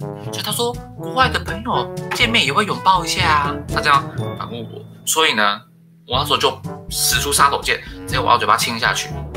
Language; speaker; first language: Chinese; native; Chinese